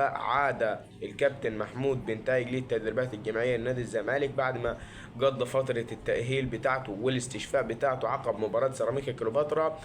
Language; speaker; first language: Arabic; native; Arabic